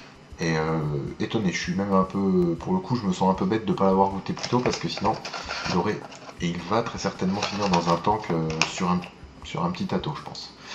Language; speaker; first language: French; native; French